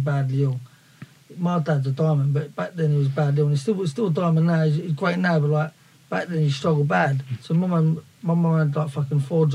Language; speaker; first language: English; native; English